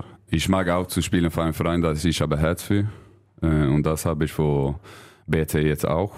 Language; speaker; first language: German; non-native, learner; Swedish